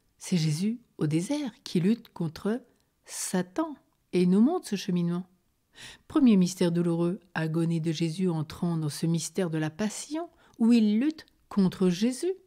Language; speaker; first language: French; native; French